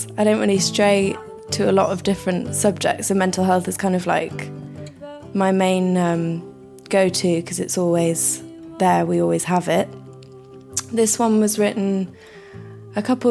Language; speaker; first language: English; native; English